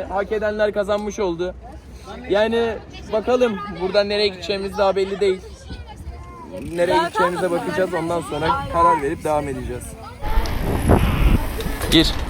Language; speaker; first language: Turkish; native; Turkish